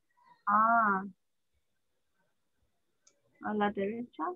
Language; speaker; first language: Spanish; non-native, learner; Korean